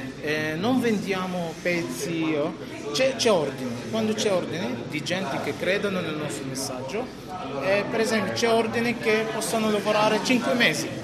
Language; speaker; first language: Italian; non-native, fluent; Arabic